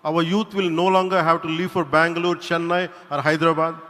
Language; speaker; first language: English; non-native, local second language; Telugu